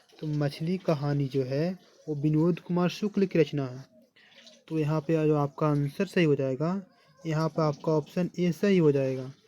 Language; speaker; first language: Hindi; native; Hindi